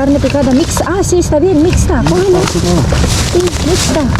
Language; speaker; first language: Spanish; non-native, learner; Filipino